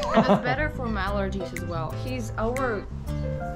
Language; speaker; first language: English; non-native, fluent; Latvian